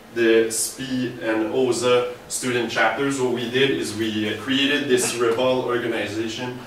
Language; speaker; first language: English; native; English